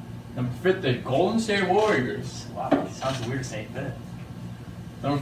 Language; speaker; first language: English; native; English